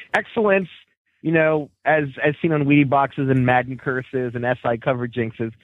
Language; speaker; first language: English; native; English